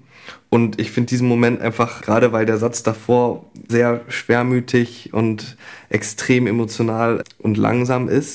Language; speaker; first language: German; native; German